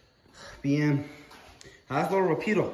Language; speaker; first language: Spanish; non-native, learner; English